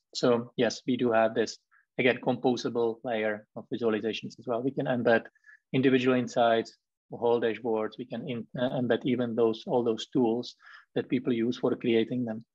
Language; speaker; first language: English; non-native, fluent; Czech